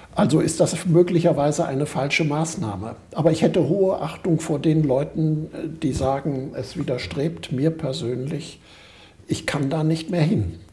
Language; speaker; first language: German; native; German